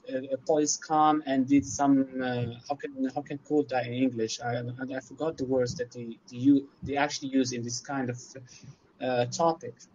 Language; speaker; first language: English; non-native, learner; Arabic